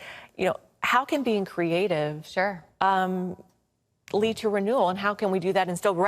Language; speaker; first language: English; native; English